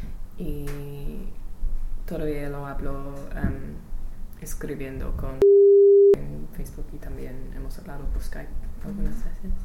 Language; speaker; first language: Spanish; non-native, learner; English